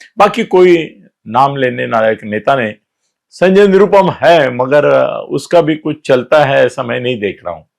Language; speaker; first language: Hindi; native; Hindi